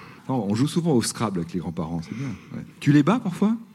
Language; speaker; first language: French; native; French